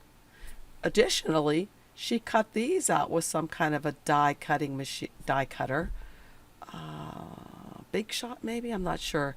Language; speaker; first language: English; native; English